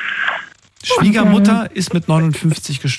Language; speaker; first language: German; native; German